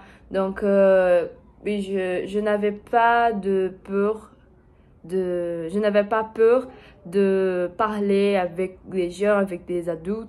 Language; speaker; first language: French; non-native, learner; Portuguese